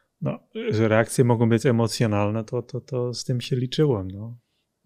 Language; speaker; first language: Polish; non-native, fluent; Dutch